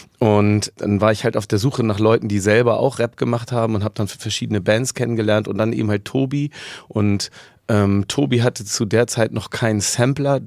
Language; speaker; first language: German; native; German